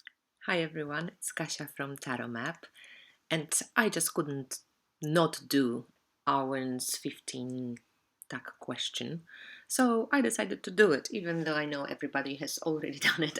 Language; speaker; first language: English; non-native, fluent; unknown